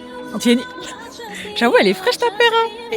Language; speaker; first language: French; native; French